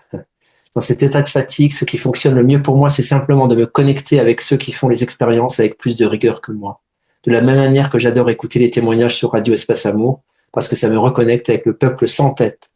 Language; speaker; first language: French; native; French